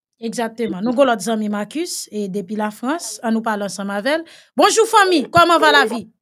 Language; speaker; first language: French; non-native, local second language; Haitian Creole